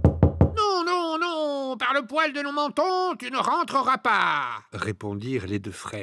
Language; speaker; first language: French; native; French